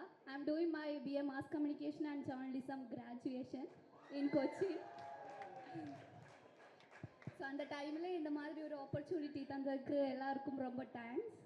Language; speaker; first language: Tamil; non-native, learner; Malayalam